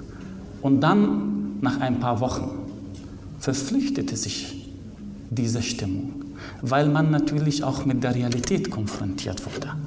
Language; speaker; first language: German; non-native, fluent; Arabic